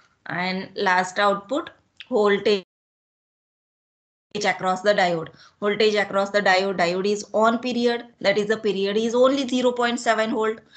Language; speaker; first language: English; non-native, local second language; Marathi